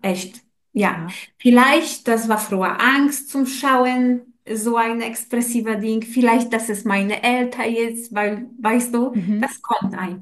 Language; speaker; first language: German; non-native, learner; Polish